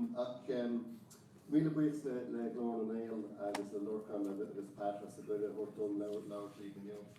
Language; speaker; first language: Irish; non-native, local second language; English